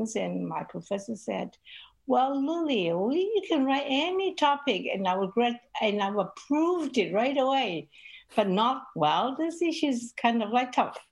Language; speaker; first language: English; non-native, local second language; Cantonese